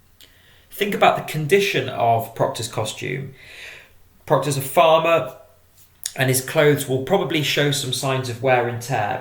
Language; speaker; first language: English; native; English